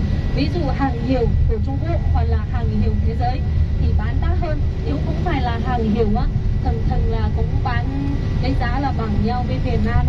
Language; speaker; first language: Vietnamese; non-native, fluent; Chinese